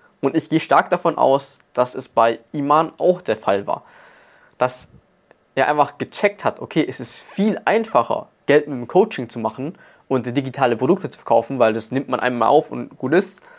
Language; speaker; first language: German; native; German